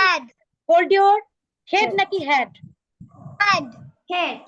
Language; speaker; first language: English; non-native, fluent; Bangla